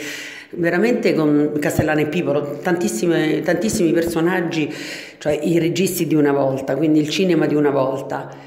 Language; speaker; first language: Italian; native; Italian